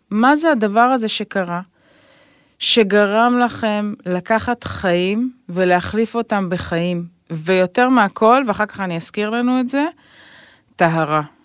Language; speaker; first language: Hebrew; native; Hebrew